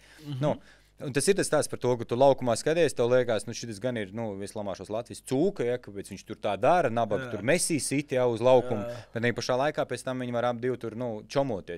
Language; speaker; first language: Latvian; native; Latvian